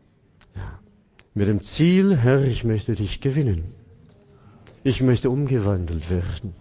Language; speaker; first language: German; non-native, fluent; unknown